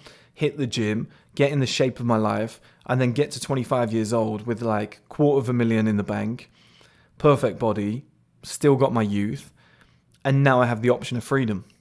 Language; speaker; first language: English; native; English